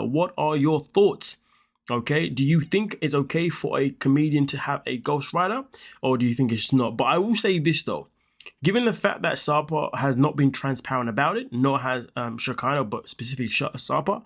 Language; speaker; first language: English; native; English